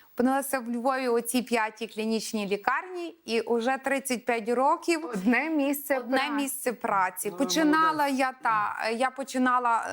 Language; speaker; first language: Ukrainian; native; Ukrainian